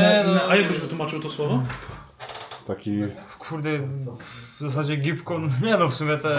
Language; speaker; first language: Polish; native; Polish